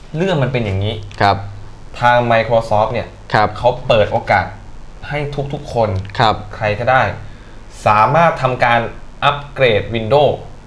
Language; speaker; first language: Thai; native; Thai